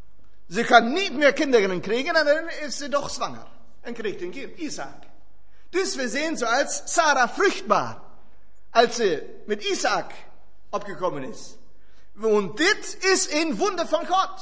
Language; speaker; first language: Dutch; non-native, fluent; German